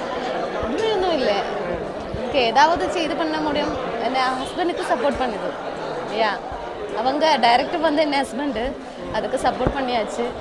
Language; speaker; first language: Tamil; non-native, learner; Malayalam